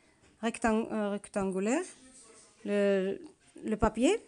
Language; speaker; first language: French; non-native, learner; Arabic